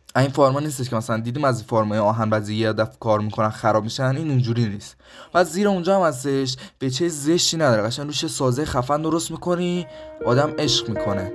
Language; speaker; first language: Persian; early bilingual, heritage; Persian